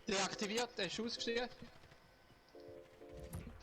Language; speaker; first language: German; native; German